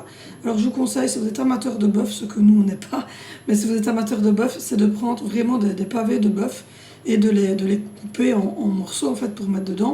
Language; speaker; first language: French; native; French